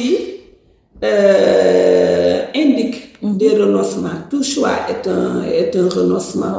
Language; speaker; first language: French; non-native, local second language; Wolof